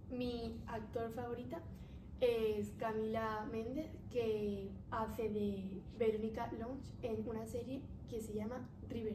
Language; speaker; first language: Spanish; native; Spanish